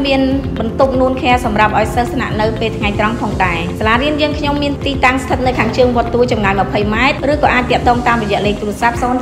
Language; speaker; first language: Khmer; native; Khmer